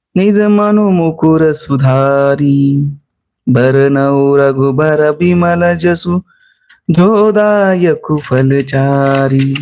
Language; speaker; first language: Hindi; non-native, local second language; Marathi